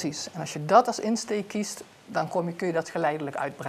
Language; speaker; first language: Dutch; native; Dutch